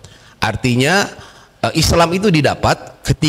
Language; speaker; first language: Indonesian; native; Indonesian